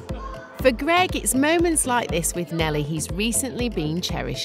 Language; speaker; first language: English; native; English